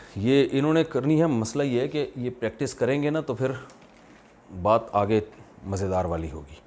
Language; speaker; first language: Urdu; native; Urdu